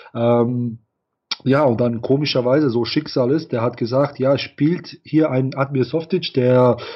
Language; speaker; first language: German; non-native, fluent; Bosnian